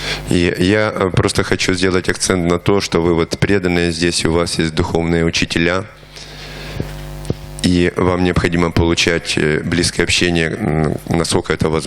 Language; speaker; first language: Russian; native; Russian